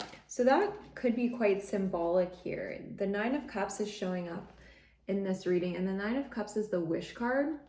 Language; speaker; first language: English; native; English